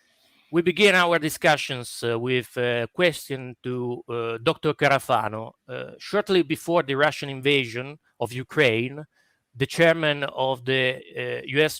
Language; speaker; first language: English; non-native, fluent; Italian